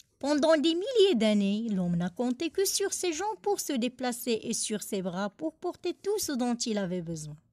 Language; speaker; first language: French; non-native, local second language; Arabic